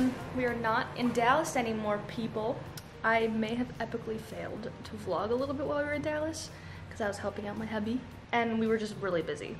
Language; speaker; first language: English; native; English